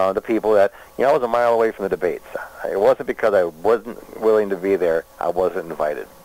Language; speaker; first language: English; native; English